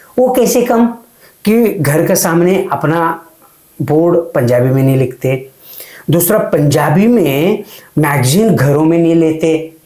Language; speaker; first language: Hindi; non-native, local second language; Kannada